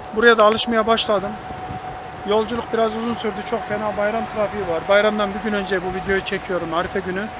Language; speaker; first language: Turkish; native; Turkish